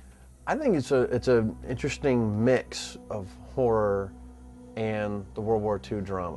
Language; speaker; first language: English; native; English